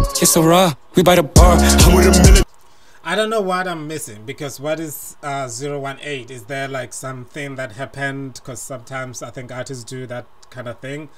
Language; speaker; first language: English; non-native, local second language; Tswana